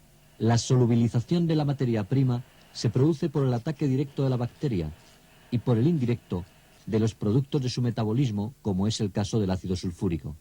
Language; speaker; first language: Spanish; native; Spanish